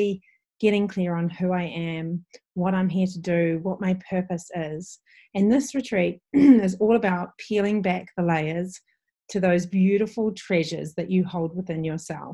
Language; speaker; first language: English; native; English